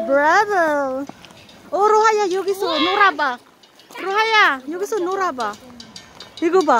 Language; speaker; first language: Korean; non-native, learner; Filipino